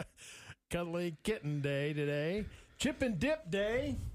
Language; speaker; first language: English; native; English